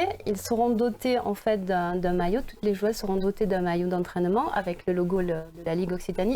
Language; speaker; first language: French; native; French